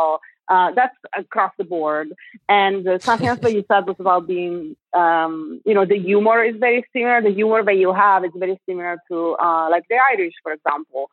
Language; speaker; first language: English; non-native, fluent; Italian